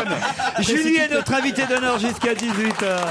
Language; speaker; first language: French; native; French